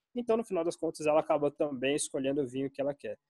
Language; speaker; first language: Portuguese; native; Portuguese